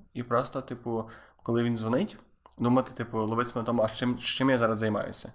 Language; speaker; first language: Ukrainian; native; Ukrainian